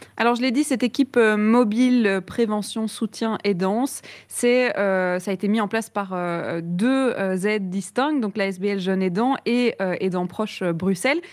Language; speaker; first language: French; native; French